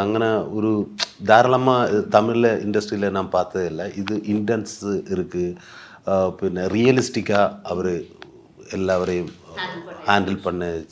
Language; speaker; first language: Tamil; non-native, learner; Malayalam